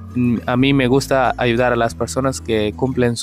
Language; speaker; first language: Spanish; non-native, learner; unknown